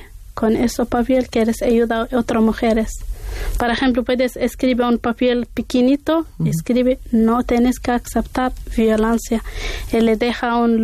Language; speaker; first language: Spanish; non-native, learner; Arabic